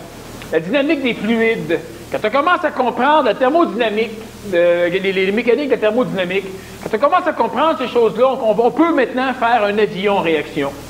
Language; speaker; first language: French; native; French